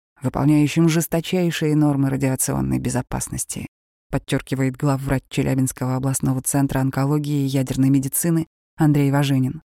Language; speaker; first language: Russian; native; Russian